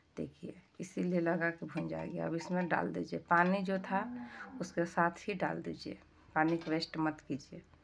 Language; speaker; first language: Hindi; native; Hindi